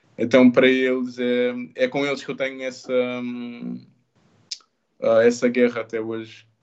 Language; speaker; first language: Portuguese; native; Portuguese